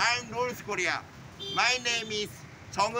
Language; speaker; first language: English; non-native, learner; Korean